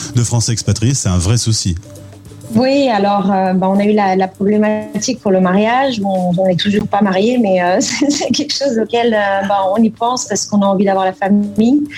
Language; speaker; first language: French; non-native, fluent; Portuguese